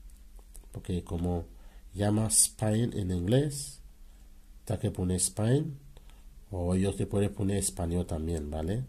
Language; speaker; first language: Spanish; non-native, learner; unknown